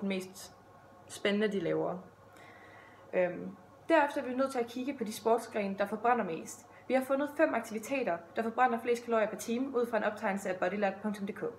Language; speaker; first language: Danish; native; Danish